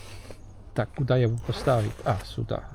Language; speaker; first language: Russian; non-native, local second language; Estonian